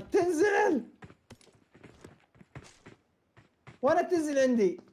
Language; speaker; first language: Arabic; native; Arabic